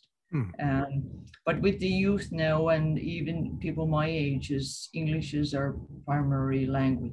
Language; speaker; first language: English; native; English